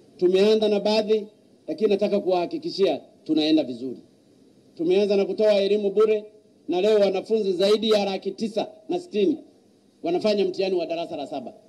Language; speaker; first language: Swahili; native; Swahili